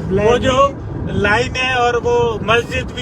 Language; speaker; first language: Hindi; non-native, local second language; Sindhi